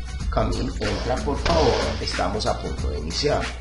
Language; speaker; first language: Spanish; native; Spanish